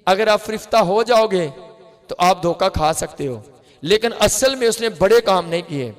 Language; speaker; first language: Urdu; non-native, local second language; Punjabi